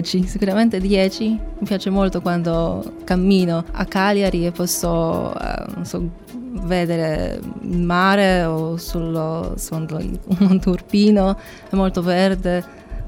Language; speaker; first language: Italian; non-native, learner; Polish